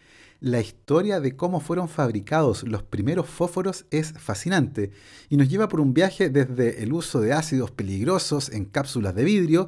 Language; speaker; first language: Spanish; native; Spanish